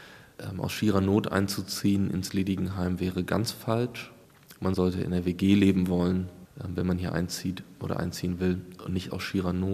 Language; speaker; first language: German; native; German